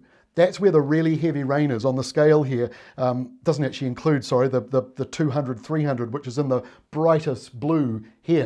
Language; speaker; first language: English; native; English